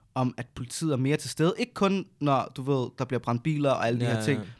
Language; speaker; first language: Danish; native; Danish